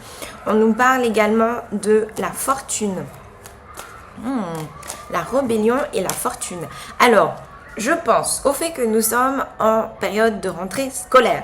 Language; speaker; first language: French; native; French